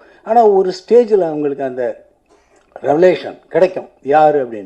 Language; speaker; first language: Tamil; native; Tamil